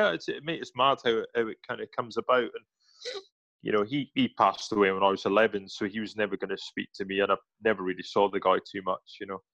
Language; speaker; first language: English; native; English